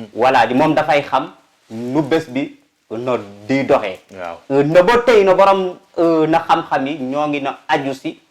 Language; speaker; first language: Wolof; non-native, local second language; Mandingo